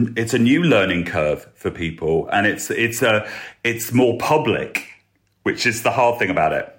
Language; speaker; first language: English; native; English